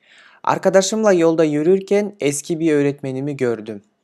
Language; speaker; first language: Turkish; non-native, fluent; Kyrgyz